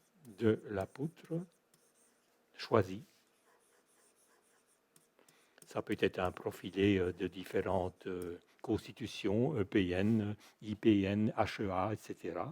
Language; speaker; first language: French; native; French